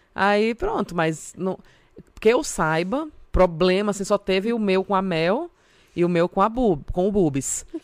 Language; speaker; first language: Portuguese; native; Portuguese